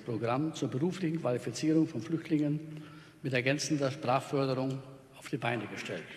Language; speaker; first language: German; native; German